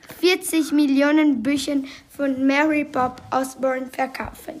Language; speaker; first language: German; non-native, learner; Portuguese